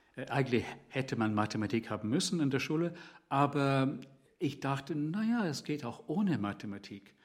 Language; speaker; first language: German; non-native, fluent; English